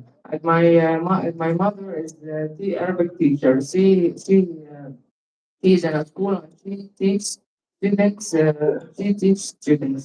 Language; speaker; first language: English; non-native, learner; Arabic